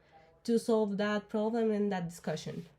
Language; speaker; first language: English; non-native, learner; Spanish